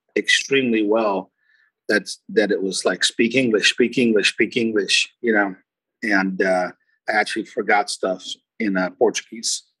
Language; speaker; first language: English; early bilingual, other home language; Portuguese